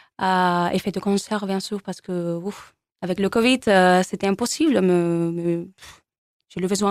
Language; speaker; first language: French; non-native, learner; Spanish